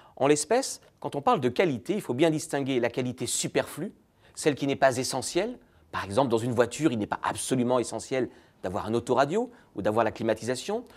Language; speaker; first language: French; native; French